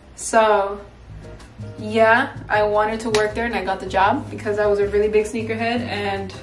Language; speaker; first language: English; early bilingual, other home language; Spanish